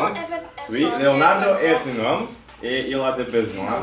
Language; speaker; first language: French; non-native, learner; Dutch